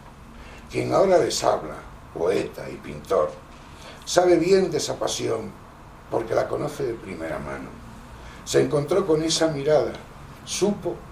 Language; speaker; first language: Spanish; native; Spanish